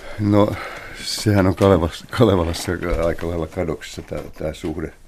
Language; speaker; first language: Finnish; native; Finnish